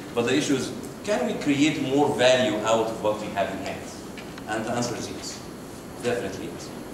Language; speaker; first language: English; non-native, fluent; Arabic